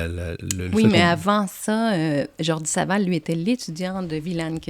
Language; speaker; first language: French; native; French